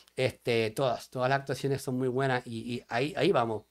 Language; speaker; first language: Spanish; native; Spanish